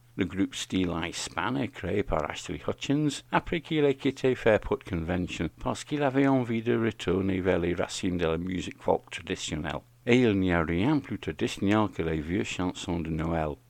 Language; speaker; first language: French; non-native, fluent; English